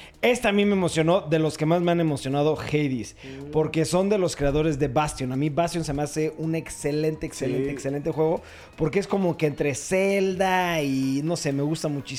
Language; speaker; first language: Spanish; native; Spanish